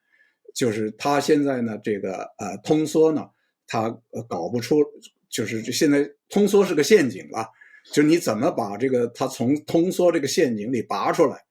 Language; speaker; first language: Chinese; native; Chinese